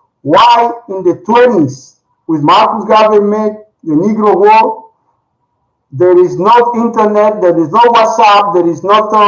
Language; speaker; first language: English; non-native, learner; Spanish